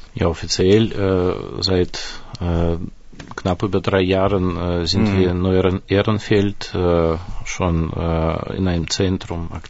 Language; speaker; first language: German; non-native, fluent; Russian